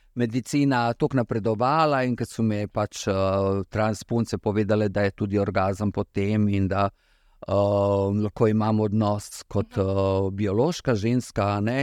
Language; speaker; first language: Slovenian; early bilingual, other home language; Serbian